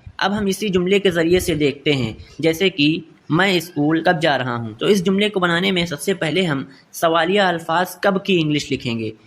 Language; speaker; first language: Urdu; native; Urdu